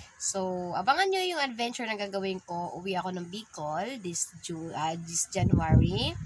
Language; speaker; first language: Filipino; non-native, local second language; Bikol